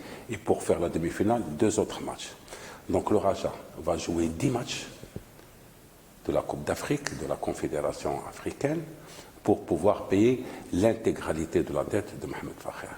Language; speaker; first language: French; non-native, local second language; Arabic